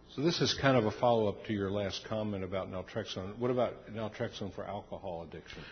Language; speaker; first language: English; native; English